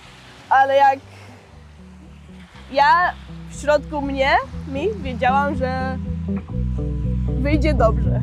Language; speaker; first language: Polish; early bilingual, heritage; Polish